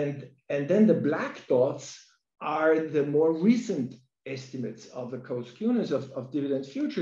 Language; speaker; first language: English; non-native, fluent; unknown